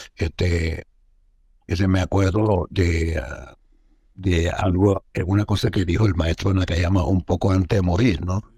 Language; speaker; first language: Spanish; non-native, fluent; Arabic